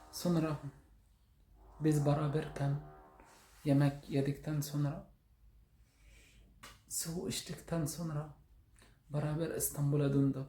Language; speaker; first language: Turkish; non-native, learner; Arabic